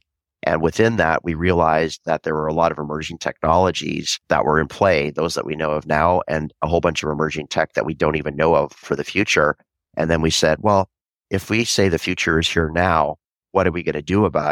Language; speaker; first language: English; native; English